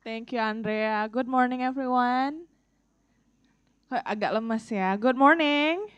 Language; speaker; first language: English; non-native, fluent; Indonesian